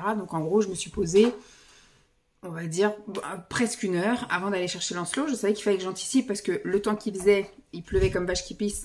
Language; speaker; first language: French; native; French